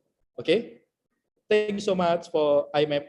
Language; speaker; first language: English; non-native, learner; Indonesian